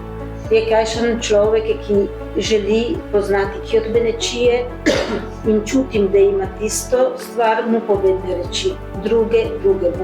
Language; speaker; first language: Slovenian; early bilingual, heritage; Slovenian